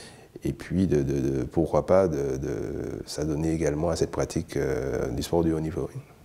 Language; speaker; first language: French; native; French